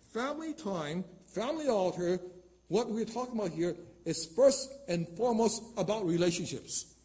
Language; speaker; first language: English; non-native, local second language; Chinese